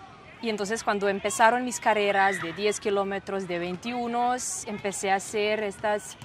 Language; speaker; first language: Spanish; non-native, fluent; Serbian